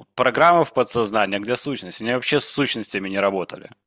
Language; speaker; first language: Russian; non-native, local second language; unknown